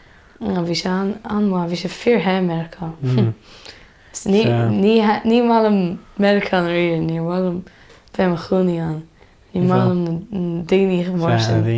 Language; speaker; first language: Irish; native; Irish